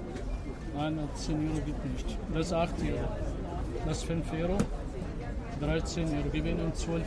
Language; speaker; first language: German; non-native, learner; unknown